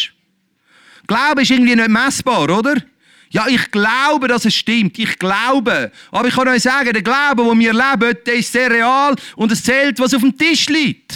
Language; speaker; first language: German; native; German